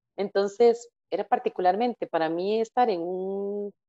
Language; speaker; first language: Spanish; native; Spanish